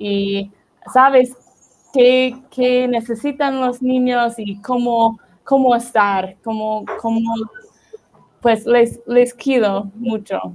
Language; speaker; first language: Spanish; non-native, learner; English